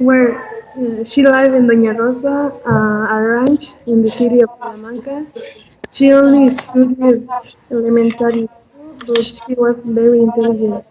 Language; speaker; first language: English; non-native, learner; Spanish